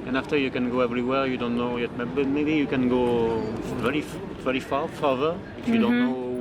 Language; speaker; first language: English; non-native, learner; French